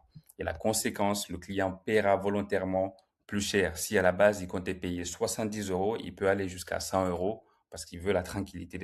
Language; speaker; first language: French; native; French